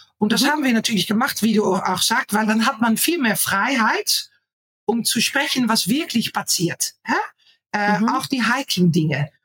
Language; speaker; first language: German; non-native, fluent; Dutch